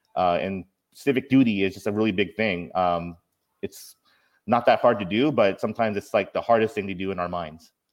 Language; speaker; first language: English; native; English